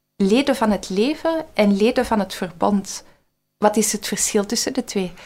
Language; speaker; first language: Dutch; native; Dutch